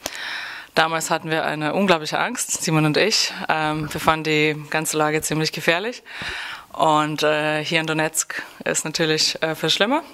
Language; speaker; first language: German; non-native, fluent; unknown